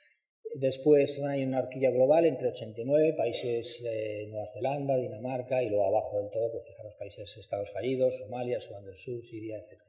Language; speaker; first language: Spanish; native; Spanish